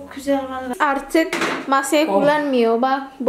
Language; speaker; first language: Turkish; non-native, learner; Indonesian